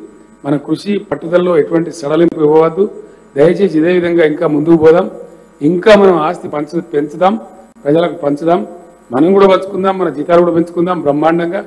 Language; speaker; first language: Telugu; native; Telugu